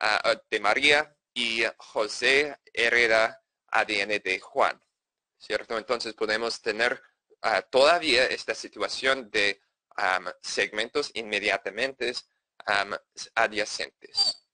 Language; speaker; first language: Spanish; non-native, fluent; English